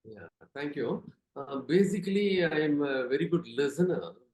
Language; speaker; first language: English; non-native, local second language; Tamil